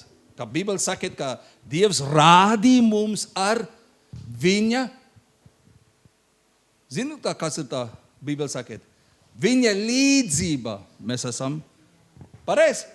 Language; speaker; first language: Latvian; non-native, learner; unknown